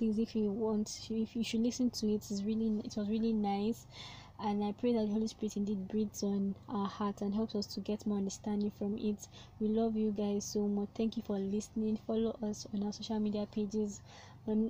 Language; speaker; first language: English; non-native, local second language; Yoruba